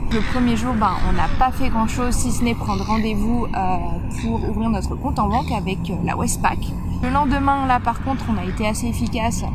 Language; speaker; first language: French; native; French